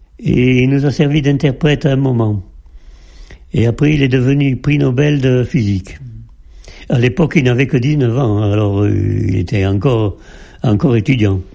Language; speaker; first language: French; native; French